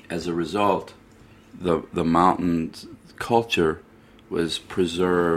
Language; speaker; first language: English; native; English